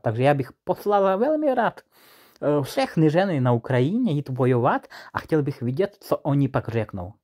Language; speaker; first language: Czech; non-native, fluent; Ukrainian